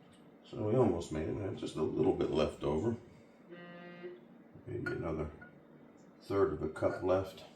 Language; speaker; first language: English; native; English